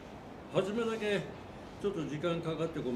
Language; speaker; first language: Japanese; native; Japanese